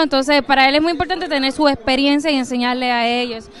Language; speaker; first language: Spanish; native; Spanish